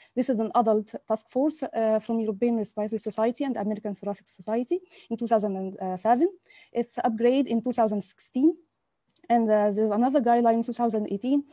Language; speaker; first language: English; non-native, local second language; Arabic